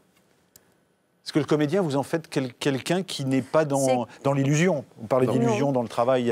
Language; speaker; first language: French; native; French